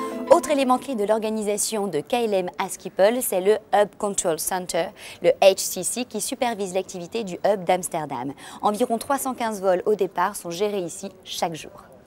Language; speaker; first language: French; native; French